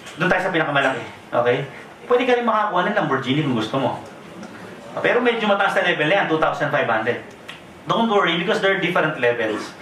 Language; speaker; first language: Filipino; native; Filipino